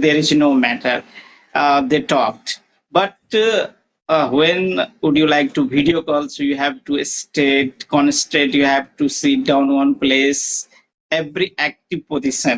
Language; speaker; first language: English; non-native, learner; Maithili